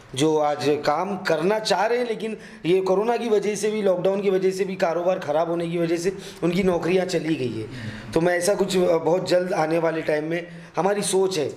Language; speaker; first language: Hindi; non-native, local second language; Urdu